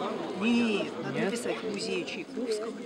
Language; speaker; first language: Russian; native; Russian